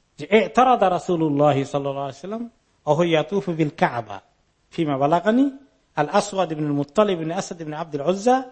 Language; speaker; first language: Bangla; native; Bangla